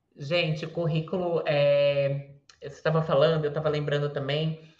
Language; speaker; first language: Portuguese; native; Portuguese